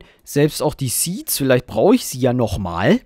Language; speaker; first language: German; native; German